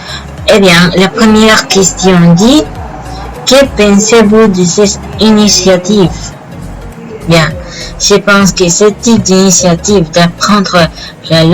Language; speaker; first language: French; non-native, learner; Spanish